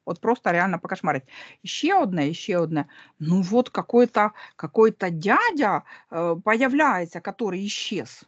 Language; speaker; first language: Russian; non-native, local second language; Ukrainian